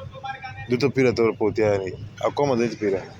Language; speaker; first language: Greek; non-native, learner; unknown